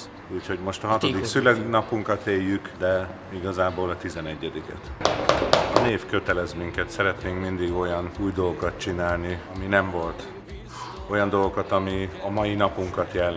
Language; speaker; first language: Hungarian; native; Hungarian